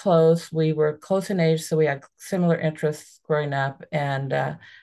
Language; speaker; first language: English; native; English